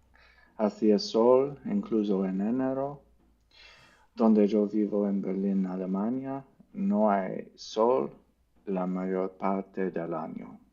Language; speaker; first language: Spanish; non-native, learner; English